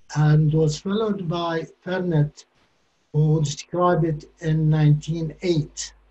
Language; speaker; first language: English; non-native, fluent; Arabic